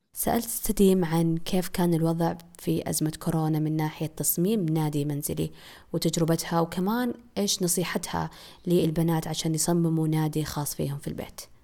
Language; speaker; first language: Arabic; native; Arabic